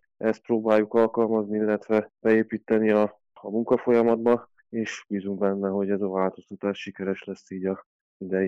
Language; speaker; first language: Hungarian; native; Hungarian